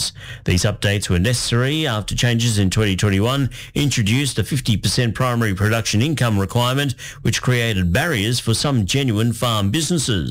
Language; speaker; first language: English; native; English